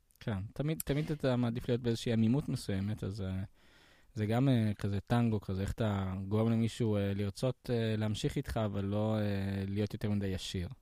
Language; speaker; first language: Hebrew; native; Hebrew